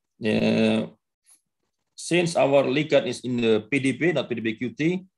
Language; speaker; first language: English; non-native, learner; Indonesian